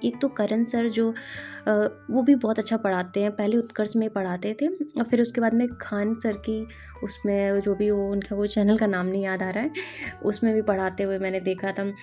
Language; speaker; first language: Hindi; native; Hindi